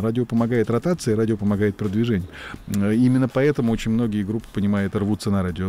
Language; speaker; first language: Russian; native; Russian